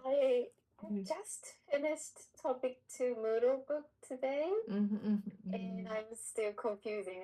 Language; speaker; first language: English; non-native, learner; Japanese